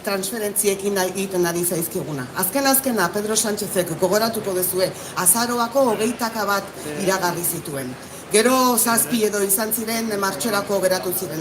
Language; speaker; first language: Basque; native; Basque